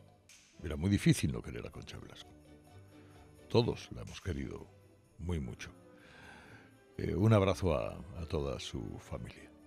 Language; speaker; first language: Spanish; native; Spanish